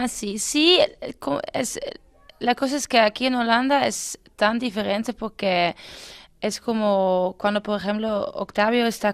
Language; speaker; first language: Spanish; non-native, learner; Dutch